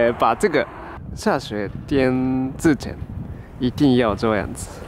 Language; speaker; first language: Chinese; non-native, fluent; Japanese